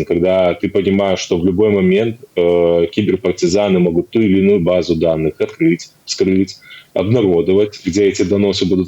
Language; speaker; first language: Russian; native; Russian